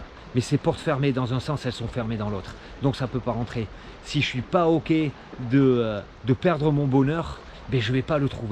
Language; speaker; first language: French; native; French